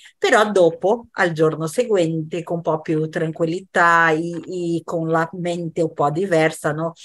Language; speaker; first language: Italian; non-native, fluent; Portuguese